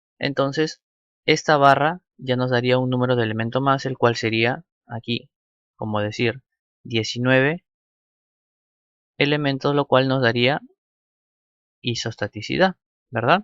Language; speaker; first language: Spanish; native; Spanish